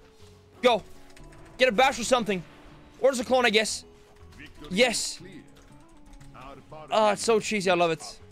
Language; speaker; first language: English; non-native, fluent; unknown